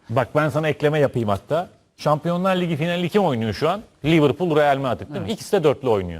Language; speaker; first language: Turkish; native; Turkish